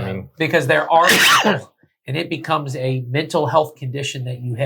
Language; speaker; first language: English; native; English